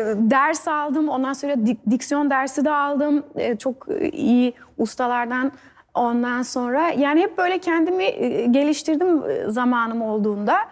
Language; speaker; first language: Turkish; early bilingual, heritage; Turkish